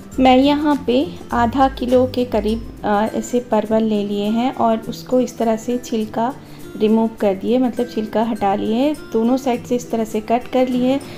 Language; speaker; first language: Hindi; non-native, local second language; Bangla